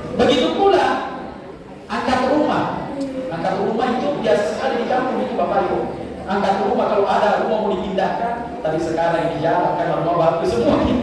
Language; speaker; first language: Indonesian; non-native, local second language; Buginese